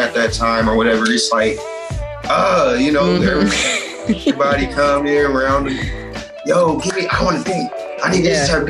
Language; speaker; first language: English; native; English